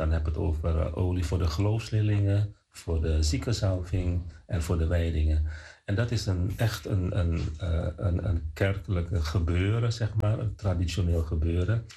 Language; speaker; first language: Dutch; non-native, fluent; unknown